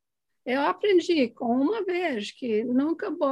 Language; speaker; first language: Portuguese; non-native, fluent; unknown